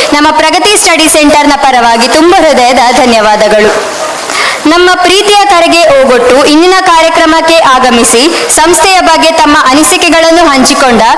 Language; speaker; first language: Kannada; native; Kannada